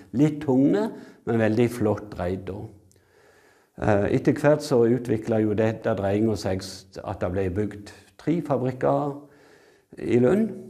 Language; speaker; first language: Norwegian; native; Norwegian